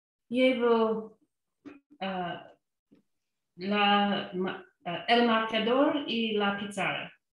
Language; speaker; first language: Spanish; non-native, learner; English